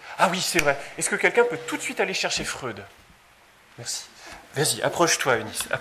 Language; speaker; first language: French; native; French